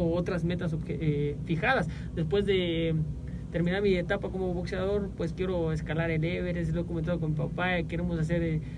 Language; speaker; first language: Spanish; native; Spanish